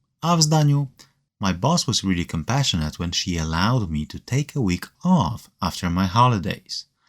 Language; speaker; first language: English; non-native, fluent; Polish